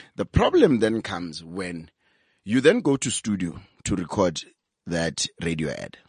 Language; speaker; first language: English; non-native, local second language; Zulu